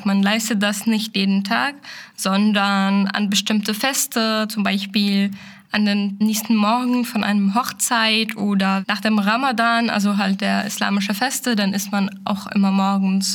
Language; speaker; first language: German; non-native, fluent; Arabic